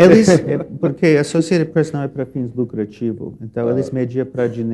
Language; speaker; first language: Portuguese; non-native, fluent; English